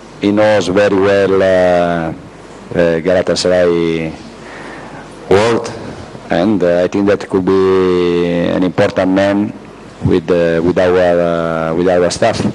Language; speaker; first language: English; non-native, learner; Italian